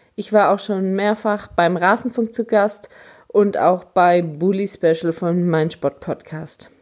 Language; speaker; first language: German; native; German